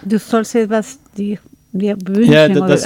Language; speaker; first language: German; non-native, learner; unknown